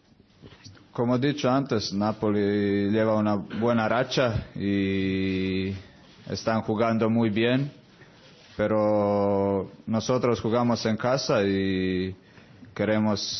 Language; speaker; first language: Spanish; non-native, fluent; Croatian